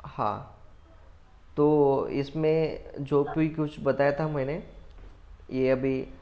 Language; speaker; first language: Hindi; non-native, local second language; Marathi